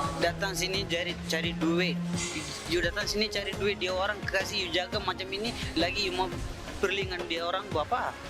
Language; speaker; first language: Malay; non-native, learner; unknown